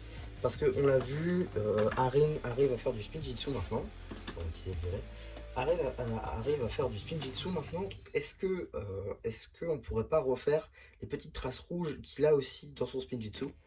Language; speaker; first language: French; native; French